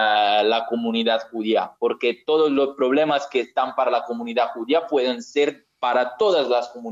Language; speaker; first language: Spanish; non-native, learner; Italian